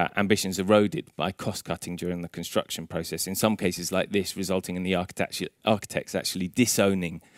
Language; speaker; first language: English; native; English